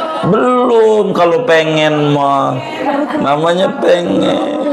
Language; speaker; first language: Indonesian; native; Indonesian